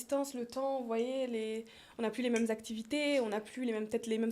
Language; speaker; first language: French; native; French